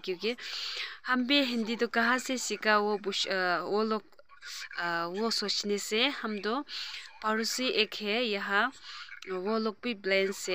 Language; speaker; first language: Hindi; non-native, local second language; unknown